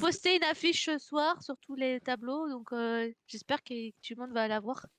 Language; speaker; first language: French; native; French